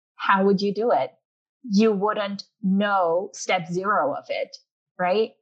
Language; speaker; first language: English; non-native, local second language; Urdu